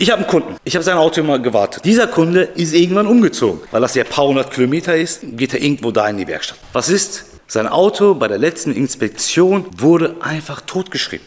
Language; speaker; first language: German; early bilingual, other home language; Turkish